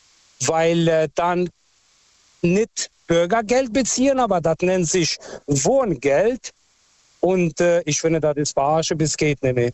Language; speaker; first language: German; non-native, local second language; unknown